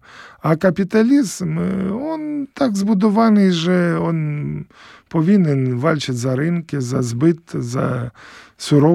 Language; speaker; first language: Polish; non-native, fluent; Ukrainian